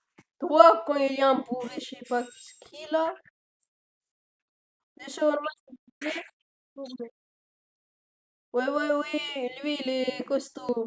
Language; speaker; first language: French; native; French